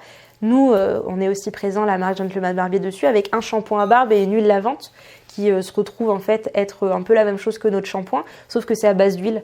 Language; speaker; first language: French; native; French